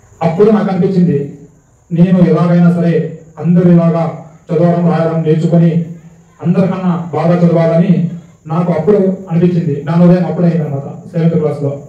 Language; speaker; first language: Telugu; non-native, local second language; Urdu